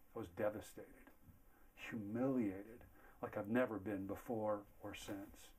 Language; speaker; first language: English; native; English